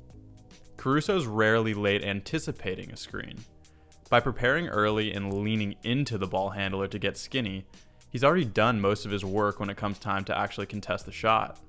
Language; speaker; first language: English; native; English